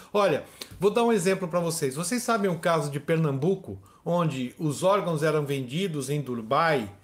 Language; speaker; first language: Portuguese; native; Portuguese